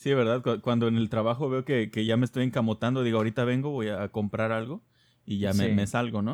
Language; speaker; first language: Spanish; native; Spanish